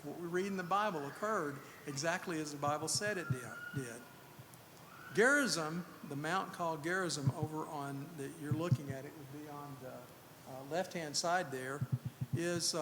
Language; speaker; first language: English; native; English